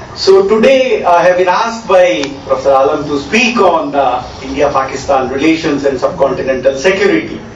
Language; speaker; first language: English; non-native, local second language; Kannada